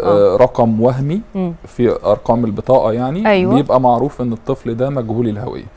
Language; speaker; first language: Arabic; native; Arabic